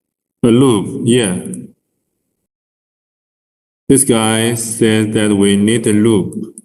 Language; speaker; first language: English; non-native, learner; Chinese